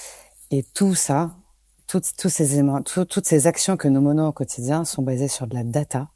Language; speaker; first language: French; native; French